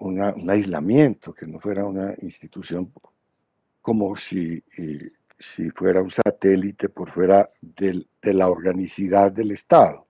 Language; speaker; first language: Spanish; native; Spanish